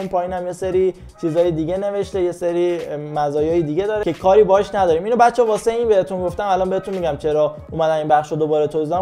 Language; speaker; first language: Persian; native; Persian